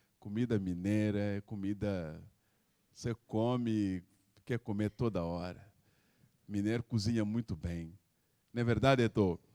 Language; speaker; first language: Portuguese; non-native, local second language; Upper Guinea Crioulo